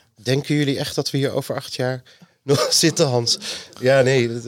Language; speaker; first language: Dutch; native; Dutch